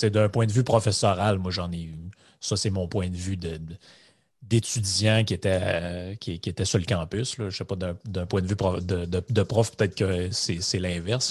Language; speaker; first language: French; native; French